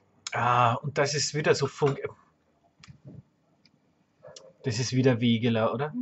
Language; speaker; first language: German; native; German